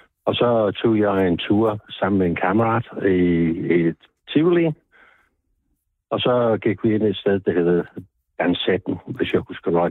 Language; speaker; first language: Danish; non-native, fluent; English